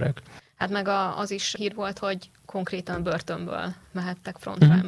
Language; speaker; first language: Hungarian; native; Hungarian